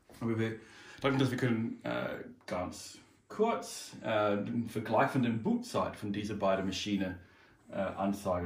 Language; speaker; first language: German; non-native, learner; English